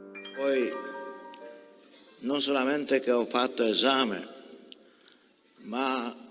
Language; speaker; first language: Italian; non-native, fluent; Polish